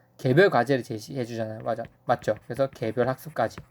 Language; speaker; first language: Korean; native; Korean